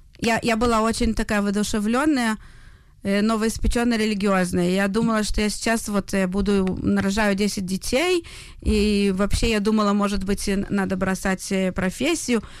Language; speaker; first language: Russian; native; Russian